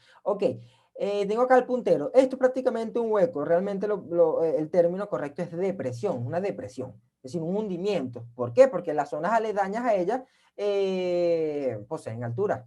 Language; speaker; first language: Spanish; native; Spanish